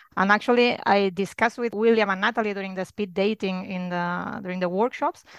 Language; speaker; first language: English; non-native, fluent; Catalan